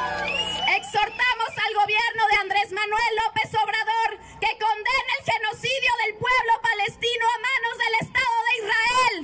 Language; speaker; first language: Spanish; native; Spanish